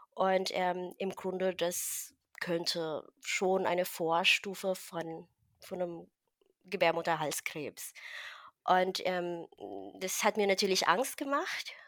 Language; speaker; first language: German; non-native, fluent; Filipino